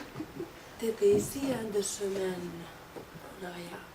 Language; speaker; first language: French; non-native, learner; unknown